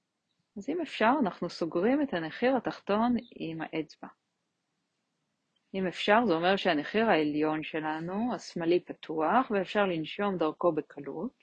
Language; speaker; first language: Hebrew; native; Hebrew